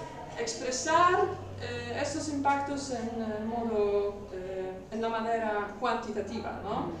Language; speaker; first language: Spanish; non-native, learner; Polish